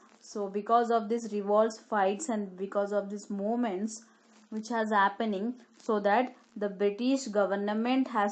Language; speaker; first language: English; non-native, local second language; Telugu